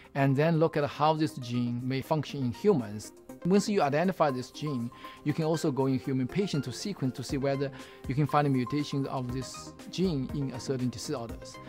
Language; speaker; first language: English; non-native, fluent; Chinese